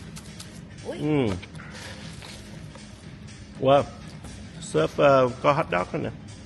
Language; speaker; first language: English; early bilingual, heritage; Vietnamese